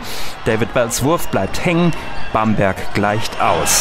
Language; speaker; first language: German; native; German